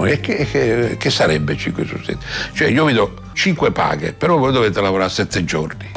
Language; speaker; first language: Italian; native; Italian